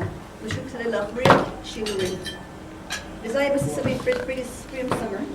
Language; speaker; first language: Hebrew; non-native, fluent; English